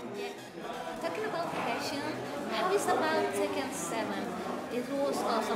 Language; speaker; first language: English; non-native, learner; Spanish